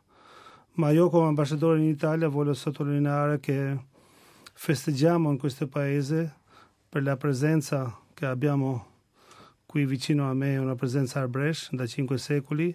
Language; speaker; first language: Italian; non-native, fluent; Albanian